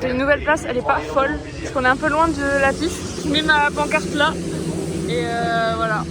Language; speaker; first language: French; native; French